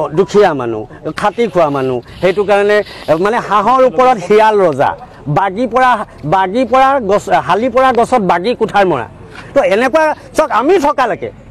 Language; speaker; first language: Assamese; native; Assamese